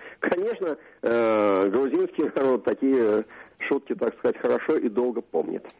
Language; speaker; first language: Russian; native; Russian